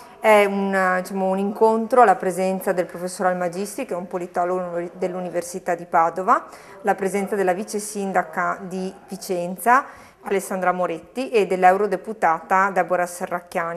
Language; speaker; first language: Italian; native; Italian